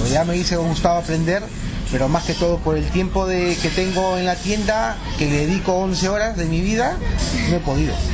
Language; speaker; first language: Spanish; native; Spanish